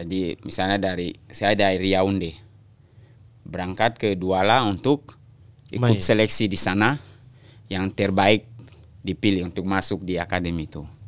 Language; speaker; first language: Indonesian; non-native, local second language; French